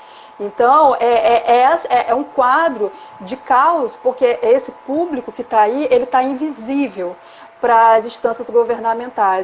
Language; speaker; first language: Portuguese; native; Portuguese